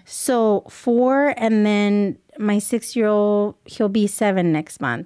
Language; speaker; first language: English; early bilingual, other home language; Spanish